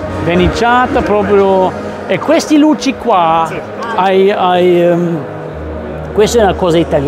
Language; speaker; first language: Italian; non-native, learner; German